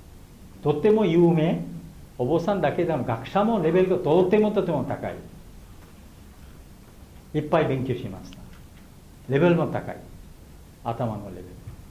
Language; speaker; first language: Japanese; non-native, learner; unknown